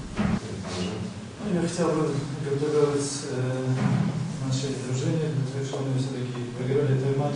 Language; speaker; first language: Polish; non-native, learner; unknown